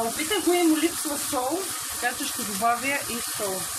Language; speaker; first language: Bulgarian; native; Bulgarian